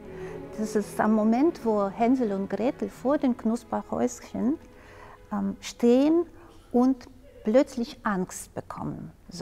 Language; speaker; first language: German; non-native, fluent; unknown